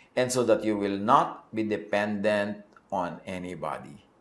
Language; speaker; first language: English; non-native, local second language; Filipino